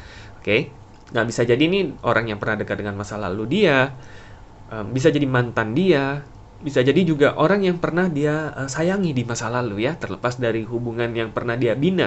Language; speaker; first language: Indonesian; native; Indonesian